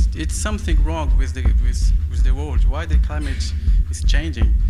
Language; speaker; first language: English; non-native, fluent; Portuguese